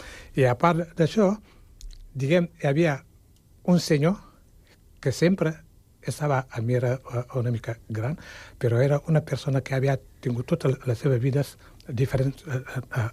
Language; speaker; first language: Catalan; non-native, fluent; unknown